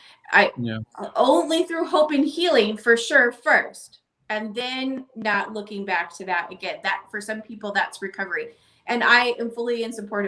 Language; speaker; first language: English; native; English